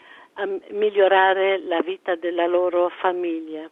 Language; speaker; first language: Italian; early bilingual, heritage; French